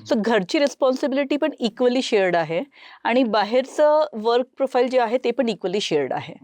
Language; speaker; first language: Marathi; non-native, local second language; Marwari